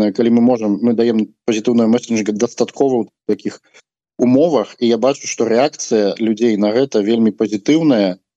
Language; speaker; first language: Belarusian; non-native, local second language; Russian